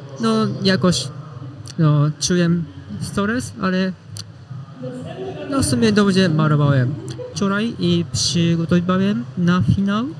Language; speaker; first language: Polish; non-native, learner; Japanese